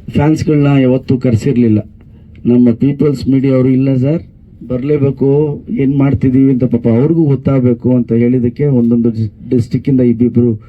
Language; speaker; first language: Kannada; native; Kannada